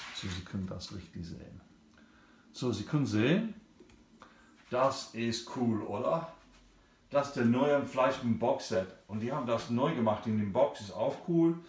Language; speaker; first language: German; non-native, learner; English